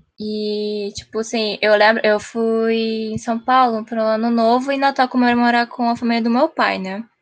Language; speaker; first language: Portuguese; early bilingual, heritage; Japanese